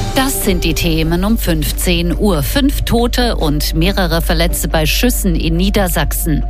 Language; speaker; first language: German; native; German